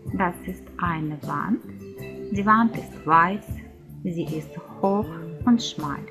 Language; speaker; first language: German; non-native, fluent; Ukrainian